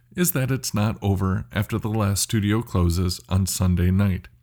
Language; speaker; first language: English; native; English